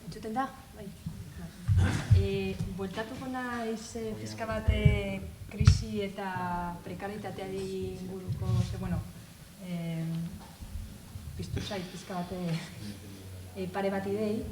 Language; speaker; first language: Basque; non-native, local second language; Spanish